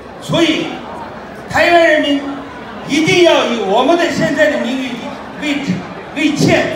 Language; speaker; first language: Chinese; non-native, local second language; Uyghur